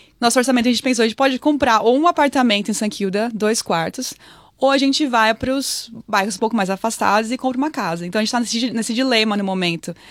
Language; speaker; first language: Portuguese; native; Portuguese